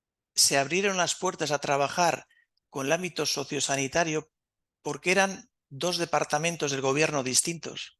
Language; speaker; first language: Spanish; native; Spanish